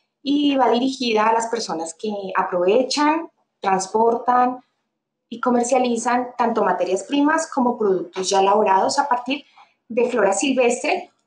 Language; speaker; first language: Spanish; native; Spanish